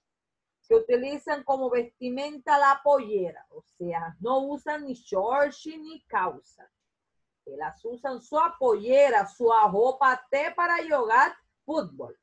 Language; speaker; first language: Spanish; non-native, fluent; Portuguese